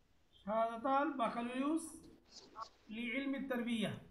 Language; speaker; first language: Arabic; non-native, fluent; Bangla